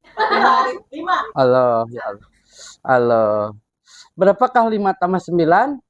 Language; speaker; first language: Indonesian; non-native, local second language; Sundanese